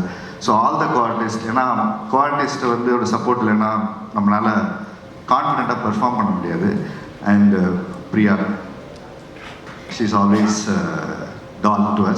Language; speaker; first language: Tamil; native; Tamil